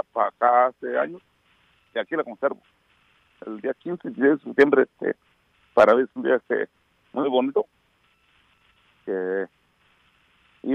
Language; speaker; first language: Spanish; non-native, local second language; Mixtepec Mixtec